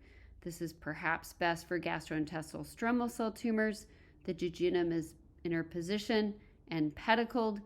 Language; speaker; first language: English; native; English